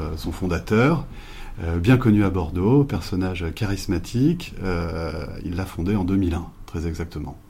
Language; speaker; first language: French; native; French